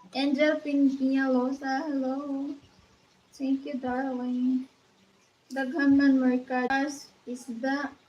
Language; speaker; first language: Filipino; non-native, local second language; Cebuano